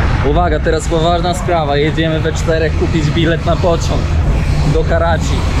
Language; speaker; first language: Polish; native; Polish